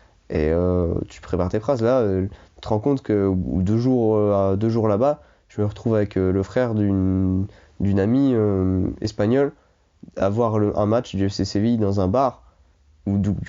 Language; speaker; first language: French; native; French